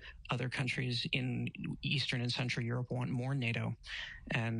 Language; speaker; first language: English; native; English